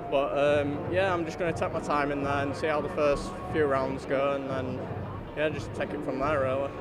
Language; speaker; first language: English; native; English